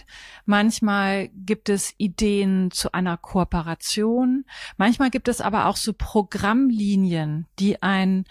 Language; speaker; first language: German; native; German